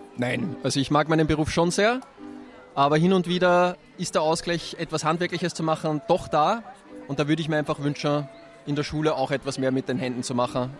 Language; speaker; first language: German; native; German